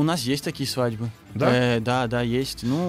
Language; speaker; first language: Russian; early bilingual, heritage; Russian